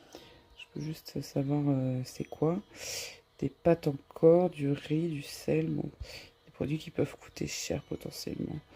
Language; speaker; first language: French; native; French